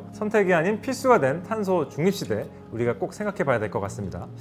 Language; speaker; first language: Korean; native; Korean